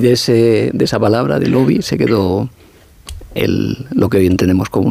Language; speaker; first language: Spanish; native; Spanish